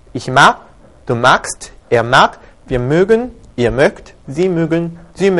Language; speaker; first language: German; non-native, learner; Korean